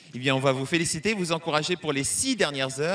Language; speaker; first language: French; native; French